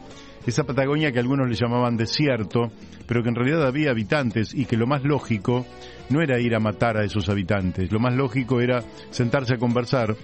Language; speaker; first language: Spanish; native; Spanish